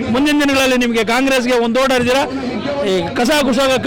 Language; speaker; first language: Kannada; native; Kannada